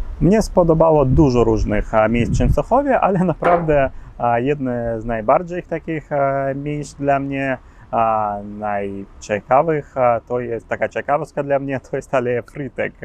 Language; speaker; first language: Polish; non-native, learner; Ukrainian